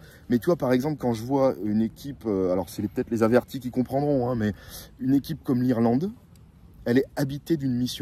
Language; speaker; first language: French; native; French